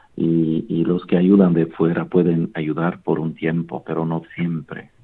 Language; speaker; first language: Spanish; non-native, fluent; Arabic